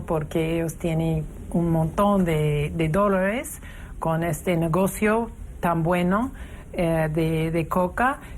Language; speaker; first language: Spanish; non-native, fluent; English